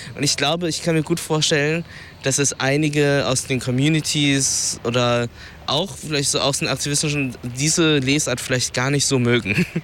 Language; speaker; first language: German; early bilingual, other home language; Vietnamese